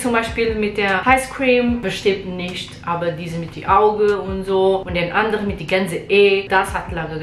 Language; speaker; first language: German; non-native, learner; Portuguese